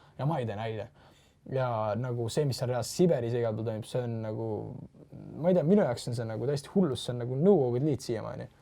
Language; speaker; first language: Estonian; non-native, local second language; Russian